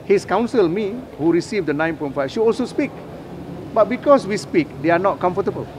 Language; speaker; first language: English; non-native, local second language; Malay